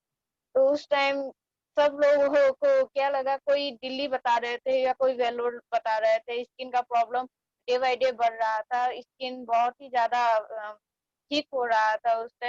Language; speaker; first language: Hindi; non-native, fluent; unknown